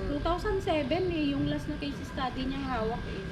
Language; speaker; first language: Filipino; native; Filipino